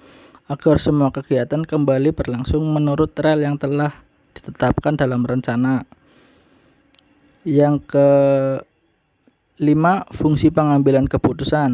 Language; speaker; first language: Indonesian; native; Indonesian